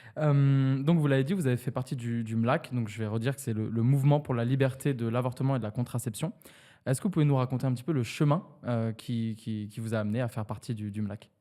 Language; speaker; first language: French; native; French